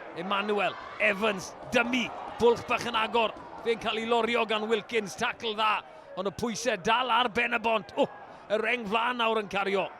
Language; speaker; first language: Welsh; native; Welsh